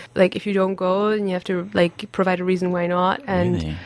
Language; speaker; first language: English; non-native, fluent; German